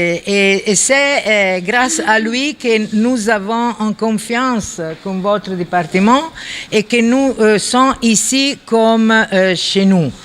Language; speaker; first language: French; non-native, fluent; Italian